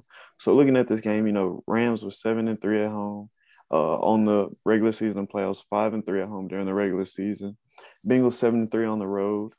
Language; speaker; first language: English; native; English